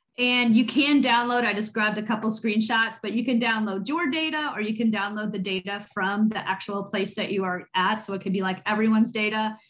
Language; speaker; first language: English; native; English